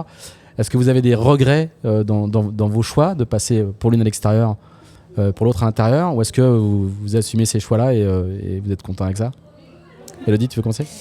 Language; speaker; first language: French; native; French